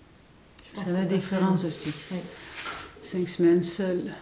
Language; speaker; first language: French; non-native, learner; Dutch